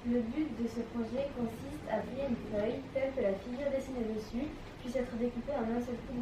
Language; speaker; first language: French; native; French